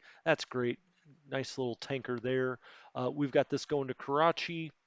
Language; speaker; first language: English; native; English